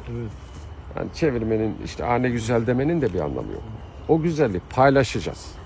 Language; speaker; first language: Turkish; native; Turkish